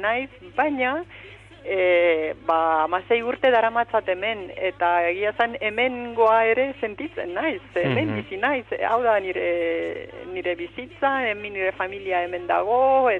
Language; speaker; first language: Basque; non-native, fluent; Romanian